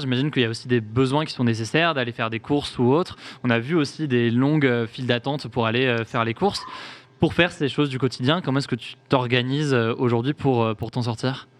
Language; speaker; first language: French; native; French